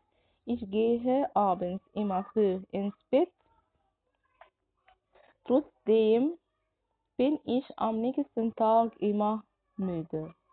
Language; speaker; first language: German; non-native, fluent; Arabic